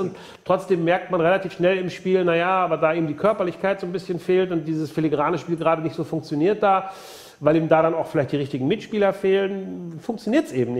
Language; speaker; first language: German; native; German